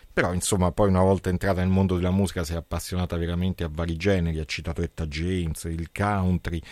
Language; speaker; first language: Italian; native; Italian